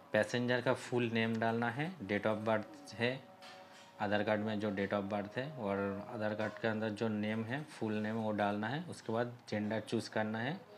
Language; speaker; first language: Hindi; native; Hindi